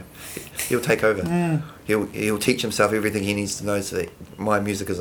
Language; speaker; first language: English; native; English